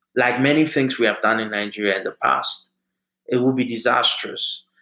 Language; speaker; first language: English; early bilingual, other home language; German